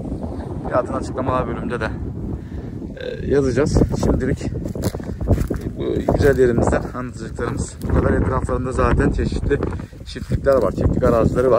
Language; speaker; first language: Turkish; native; Turkish